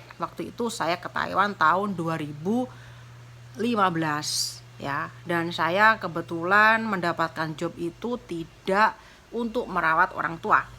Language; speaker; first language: Indonesian; non-native, local second language; Javanese